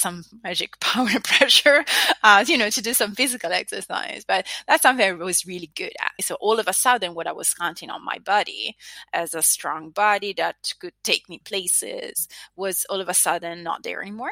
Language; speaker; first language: English; non-native, fluent; Italian